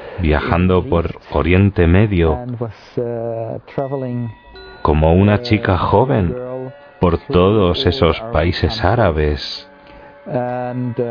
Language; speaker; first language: Spanish; non-native, fluent; German